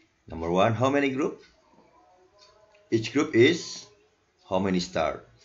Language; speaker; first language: English; non-native, learner; Indonesian